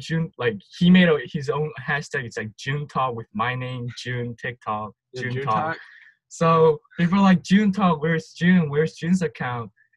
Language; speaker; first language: English; non-native, fluent; Turkish